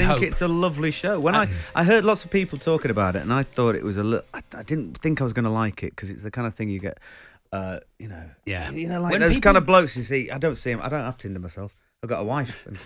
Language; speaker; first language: English; native; English